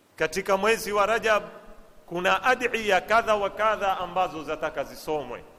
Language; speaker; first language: Swahili; native; Swahili